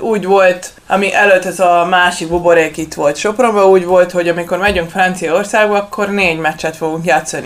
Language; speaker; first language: Hungarian; non-native, learner; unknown